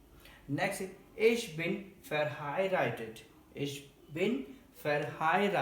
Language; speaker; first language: German; non-native, fluent; Hindi